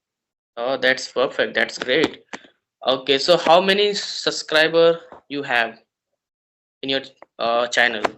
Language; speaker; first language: English; non-native, learner; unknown